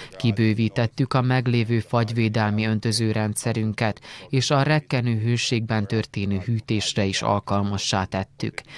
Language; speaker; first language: Hungarian; native; Hungarian